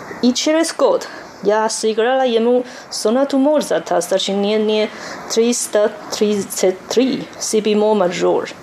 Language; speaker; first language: Russian; non-native, learner; Chinese